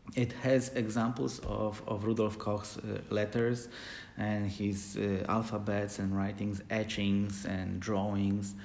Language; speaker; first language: English; non-native, fluent; Polish